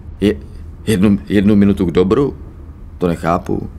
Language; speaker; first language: Czech; native; Czech